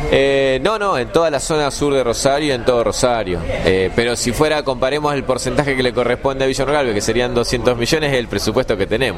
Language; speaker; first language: Spanish; native; Spanish